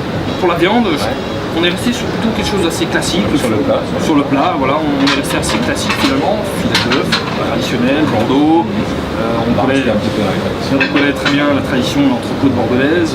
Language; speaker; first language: French; native; French